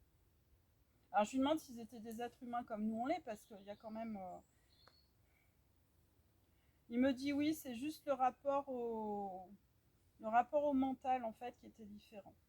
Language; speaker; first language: French; native; French